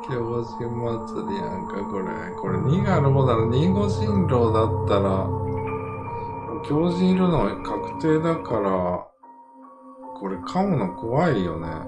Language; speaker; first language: Japanese; native; Japanese